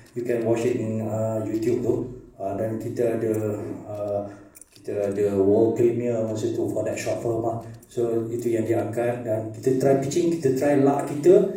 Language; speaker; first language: Malay; native; Malay